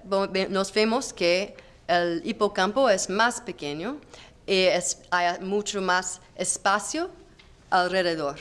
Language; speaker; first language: Spanish; non-native, learner; English